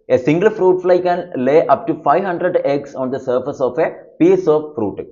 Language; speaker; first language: English; non-native, local second language; Malayalam